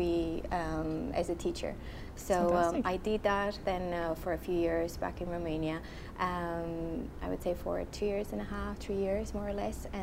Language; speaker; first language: English; non-native, fluent; Romanian